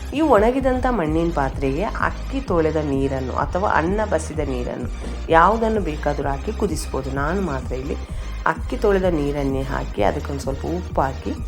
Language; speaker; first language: Kannada; native; Kannada